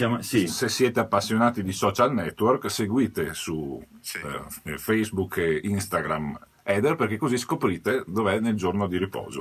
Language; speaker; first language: Italian; native; Italian